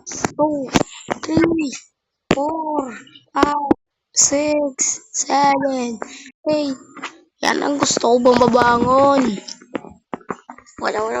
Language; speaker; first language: Filipino; native; Filipino